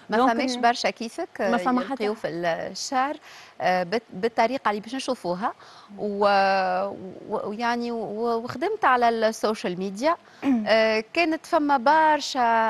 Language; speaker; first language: Arabic; native; Arabic